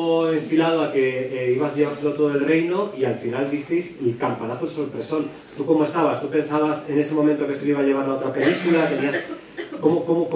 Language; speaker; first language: Spanish; native; Spanish